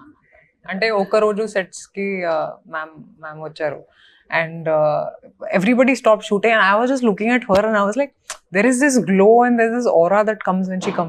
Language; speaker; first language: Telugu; non-native, fluent; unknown